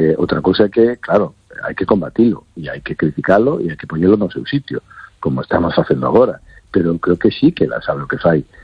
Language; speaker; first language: Galician; non-native, local second language; Spanish